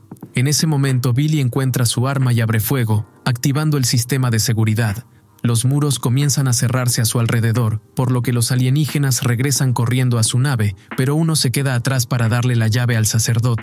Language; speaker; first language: Spanish; native; Spanish